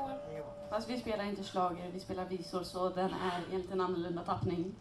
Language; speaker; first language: Swedish; native; Swedish